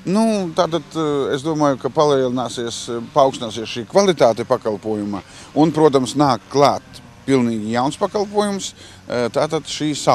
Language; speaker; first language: Latvian; native; Latvian